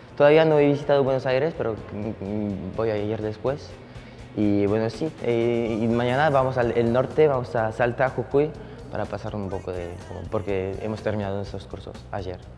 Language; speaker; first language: Spanish; non-native, fluent; French